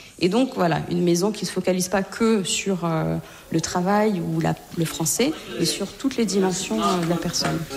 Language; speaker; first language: French; native; French